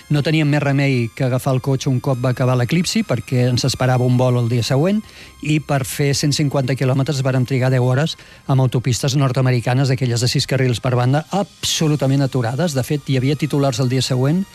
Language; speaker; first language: Catalan; native; Catalan